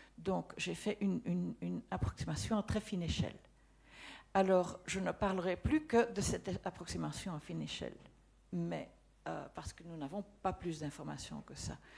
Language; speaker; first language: French; non-native, local second language; Dutch